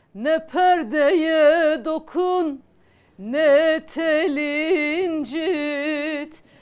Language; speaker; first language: Turkish; native; Turkish